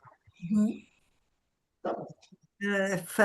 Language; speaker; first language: French; non-native, learner; Spanish